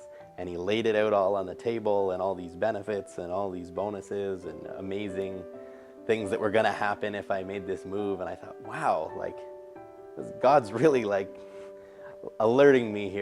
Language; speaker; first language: English; native; English